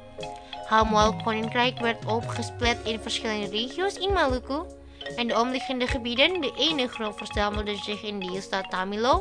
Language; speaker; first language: Dutch; non-native, learner; Indonesian